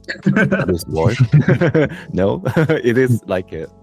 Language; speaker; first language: English; non-native, learner; Japanese